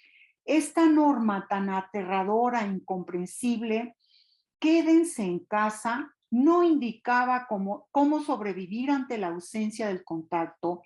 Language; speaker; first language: Spanish; native; Spanish